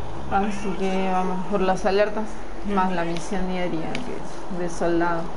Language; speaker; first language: Spanish; native; Spanish